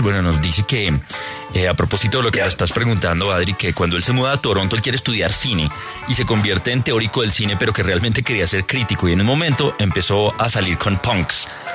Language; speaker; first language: Spanish; native; Spanish